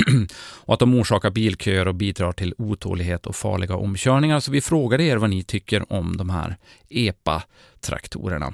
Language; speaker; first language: Swedish; native; Swedish